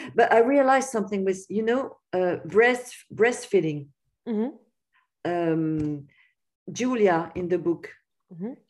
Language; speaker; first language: English; non-native, fluent; French